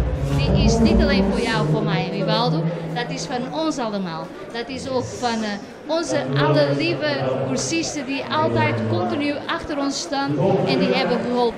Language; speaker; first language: Dutch; non-native, fluent; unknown